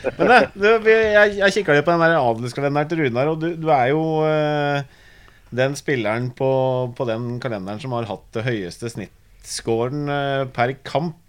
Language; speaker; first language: Norwegian; native; Norwegian